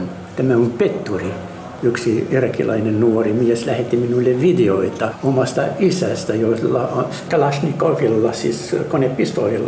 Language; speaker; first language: Finnish; non-native, learner; Arabic